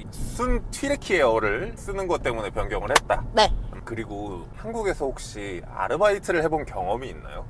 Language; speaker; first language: Korean; native; Korean